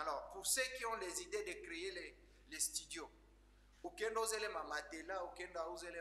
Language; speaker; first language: French; non-native, local second language; Swahili